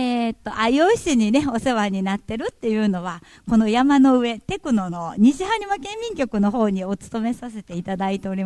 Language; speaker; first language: Japanese; native; Japanese